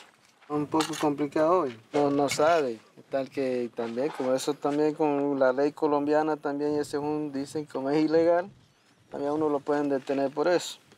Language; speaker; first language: Spanish; native; Spanish